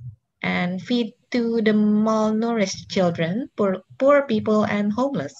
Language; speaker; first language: English; non-native, local second language; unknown